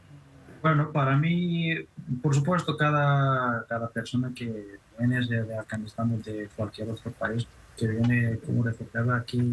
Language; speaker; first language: Spanish; non-native, fluent; Persian